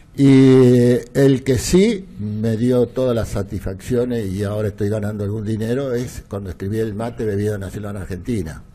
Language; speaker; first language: Spanish; native; Spanish